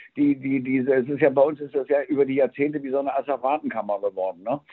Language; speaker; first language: German; early bilingual, other home language; Spanish